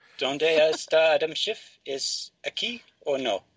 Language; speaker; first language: Spanish; non-native, learner; English